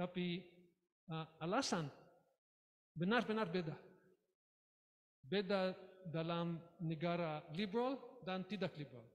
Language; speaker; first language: Indonesian; non-native, learner; English